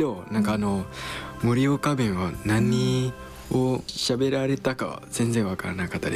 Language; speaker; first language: Japanese; non-native, learner; Khmer